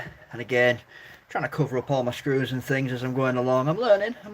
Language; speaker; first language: English; native; English